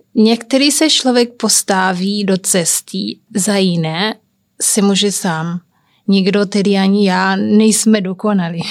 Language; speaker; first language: Czech; non-native, learner; Kabuverdianu